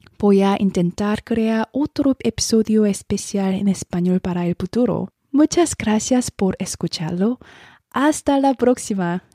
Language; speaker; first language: Spanish; non-native, learner; Korean